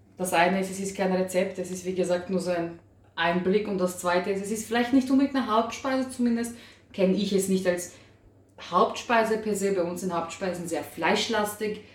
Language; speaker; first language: German; early bilingual, other home language; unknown